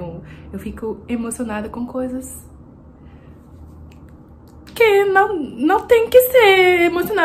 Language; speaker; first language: Portuguese; non-native, fluent; French